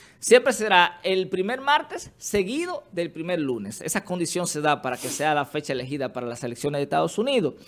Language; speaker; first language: Spanish; native; Spanish